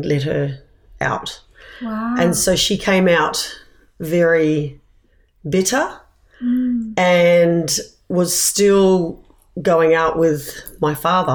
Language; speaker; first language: English; native; English